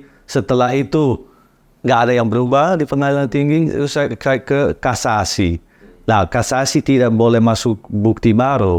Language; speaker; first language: Indonesian; non-native, learner; Dutch